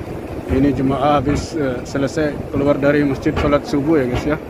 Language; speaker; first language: Indonesian; non-native, local second language; Javanese